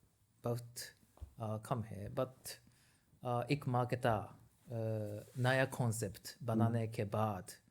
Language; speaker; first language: Hindi; non-native, learner; Japanese